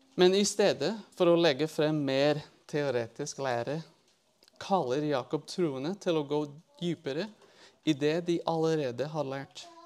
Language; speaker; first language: Norwegian; non-native, fluent; English